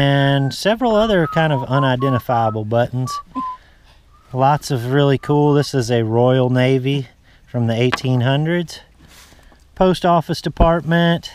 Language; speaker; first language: English; native; English